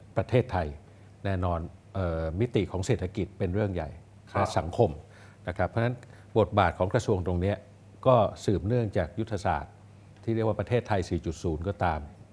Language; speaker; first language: Thai; native; Thai